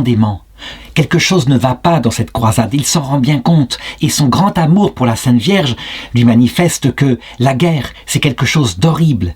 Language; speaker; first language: French; native; French